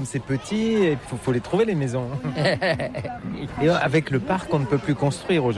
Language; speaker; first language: French; native; French